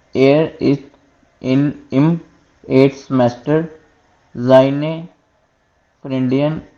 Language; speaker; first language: German; non-native, learner; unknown